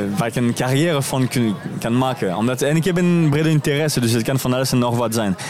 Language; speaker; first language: Dutch; non-native, fluent; French